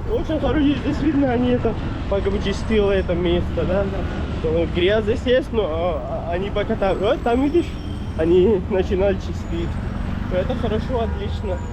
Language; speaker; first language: Russian; non-native, learner; Pashto